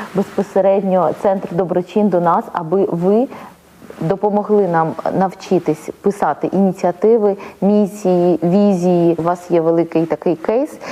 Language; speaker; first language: Ukrainian; native; Ukrainian